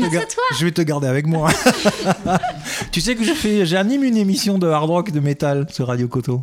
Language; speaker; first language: French; native; French